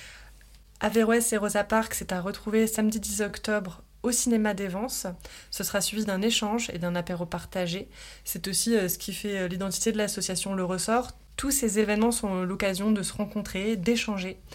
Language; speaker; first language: French; native; French